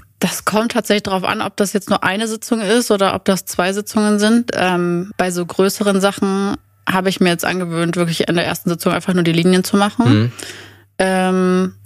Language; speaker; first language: German; native; German